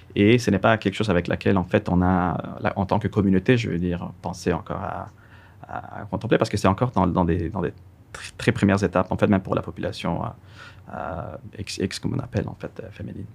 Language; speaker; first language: French; non-native, fluent; Spanish